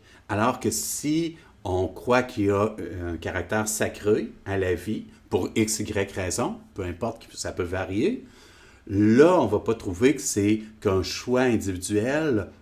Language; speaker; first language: French; native; French